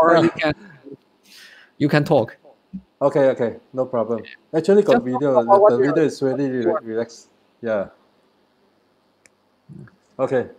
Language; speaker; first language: English; non-native, learner; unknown